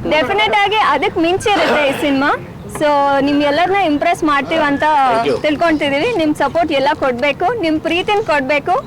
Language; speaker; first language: Kannada; non-native, local second language; Telugu